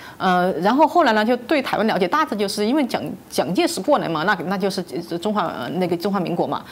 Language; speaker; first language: Chinese; native; Chinese